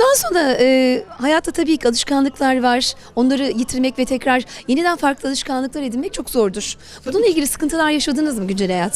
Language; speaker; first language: Turkish; native; Turkish